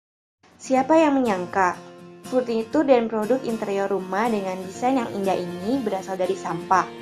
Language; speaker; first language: Indonesian; native; Indonesian